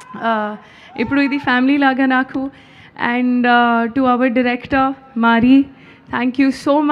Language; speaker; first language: Telugu; non-native, learner; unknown